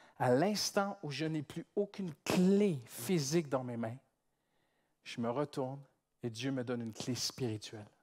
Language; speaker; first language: French; native; French